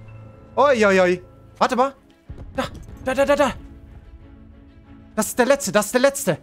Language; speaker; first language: German; native; German